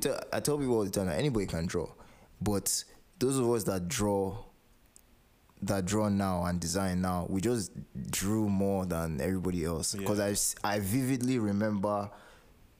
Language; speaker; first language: English; non-native, local second language; Yoruba